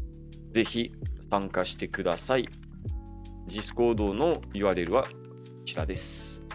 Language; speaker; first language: Japanese; non-native, learner; French